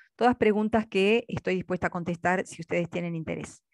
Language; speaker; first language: Spanish; native; Spanish